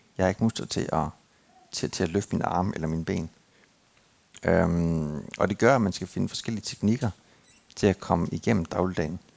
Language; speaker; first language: Danish; native; Danish